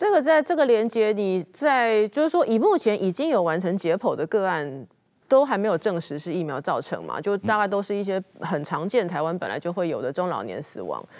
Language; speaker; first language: Chinese; native; Chinese